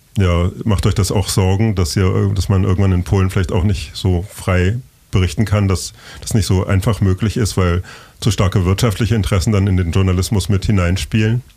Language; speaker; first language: German; native; German